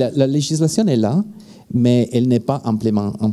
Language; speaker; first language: French; non-native, fluent; Italian